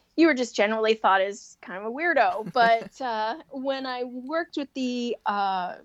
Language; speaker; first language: English; native; English